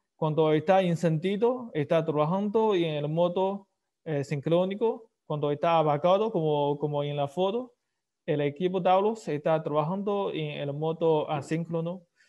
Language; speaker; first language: Spanish; non-native, fluent; Chinese